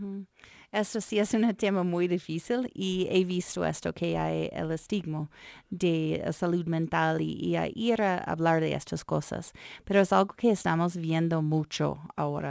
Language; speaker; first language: Spanish; non-native, fluent; English